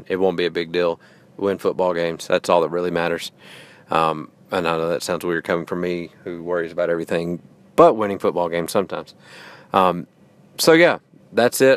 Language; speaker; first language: English; native; English